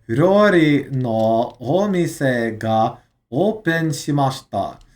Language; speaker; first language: Japanese; non-native, learner; English